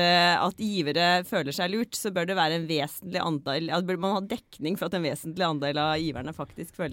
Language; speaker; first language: Norwegian; native; Norwegian